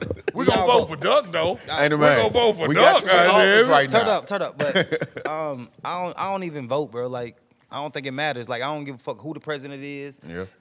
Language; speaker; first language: English; native; English